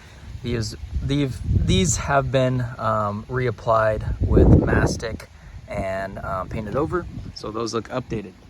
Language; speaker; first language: English; native; English